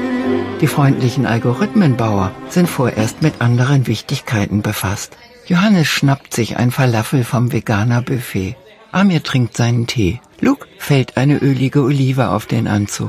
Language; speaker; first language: German; native; German